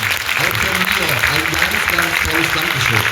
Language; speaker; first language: German; native; German